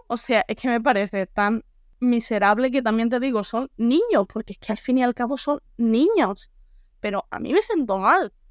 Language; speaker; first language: Spanish; native; Spanish